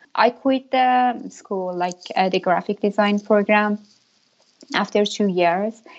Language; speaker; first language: English; non-native, fluent; Persian